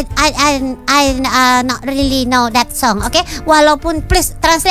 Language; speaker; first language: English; non-native, learner; Indonesian